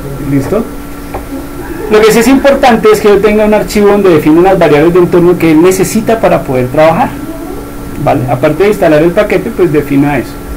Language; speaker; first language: Spanish; native; Spanish